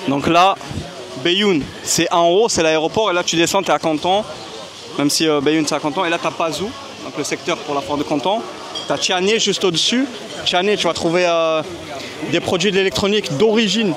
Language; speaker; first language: French; native; French